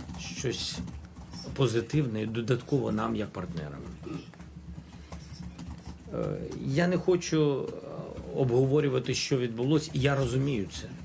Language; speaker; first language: Ukrainian; non-native, local second language; Russian